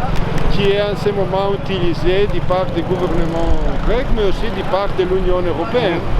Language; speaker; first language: French; non-native, fluent; Greek